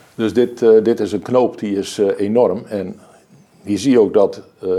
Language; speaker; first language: Dutch; native; Dutch